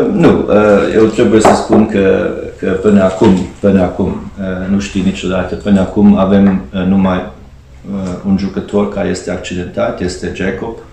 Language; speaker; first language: Romanian; non-native, fluent; Hungarian